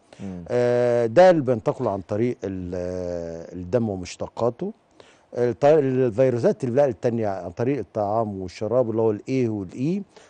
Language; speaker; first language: Arabic; native; Arabic